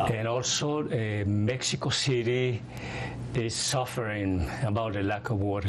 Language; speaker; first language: English; non-native, fluent; Spanish